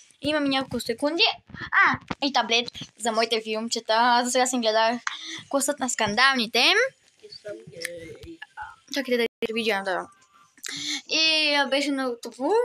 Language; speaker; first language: Bulgarian; early bilingual, other home language; Russian